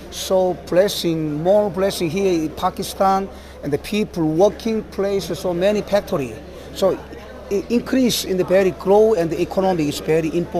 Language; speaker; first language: English; non-native, learner; Korean